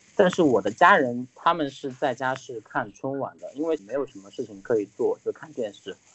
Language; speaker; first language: Chinese; native; Chinese